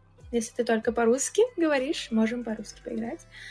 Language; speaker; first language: Russian; native; Russian